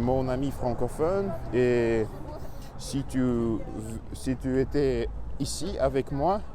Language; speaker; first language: French; non-native, learner; Russian